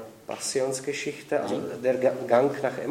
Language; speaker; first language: German; non-native, fluent; Czech